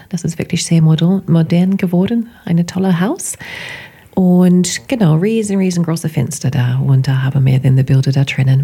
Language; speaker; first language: German; non-native, fluent; English